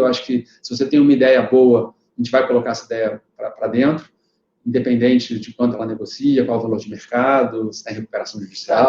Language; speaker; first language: Portuguese; native; Portuguese